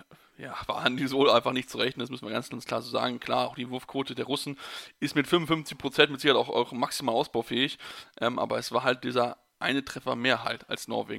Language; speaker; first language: German; native; German